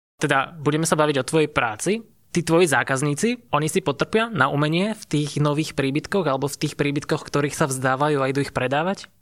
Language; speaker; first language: Slovak; native; Slovak